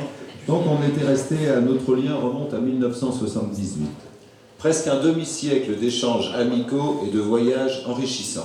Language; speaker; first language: French; native; French